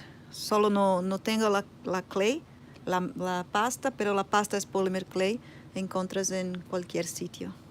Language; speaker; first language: Spanish; non-native, learner; Portuguese